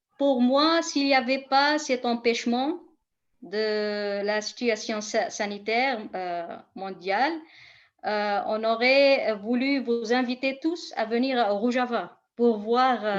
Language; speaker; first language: French; non-native, fluent; Kurdish